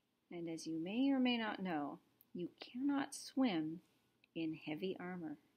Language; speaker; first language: English; native; English